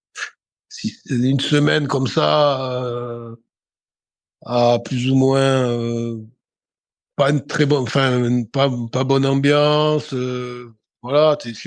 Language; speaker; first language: French; native; French